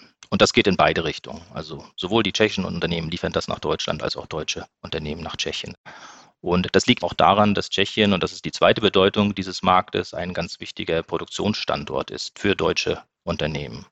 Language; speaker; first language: German; native; German